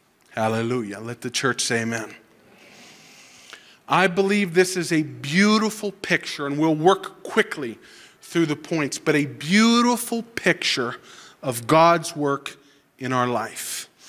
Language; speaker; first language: English; native; English